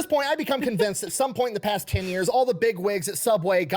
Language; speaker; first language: English; native; English